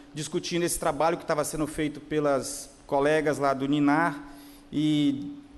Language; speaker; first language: Portuguese; native; Portuguese